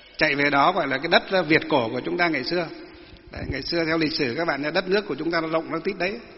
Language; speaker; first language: Vietnamese; non-native, local second language; Muong